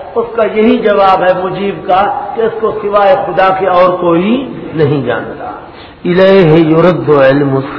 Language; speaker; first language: Urdu; non-native, local second language; Punjabi